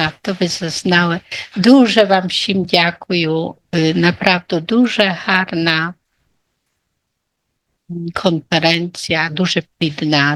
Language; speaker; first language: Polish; non-native, local second language; Ukrainian